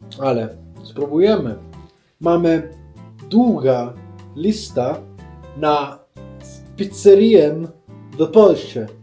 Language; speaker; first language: Polish; non-native, learner; Italian